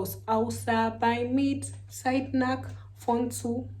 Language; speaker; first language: German; non-native, learner; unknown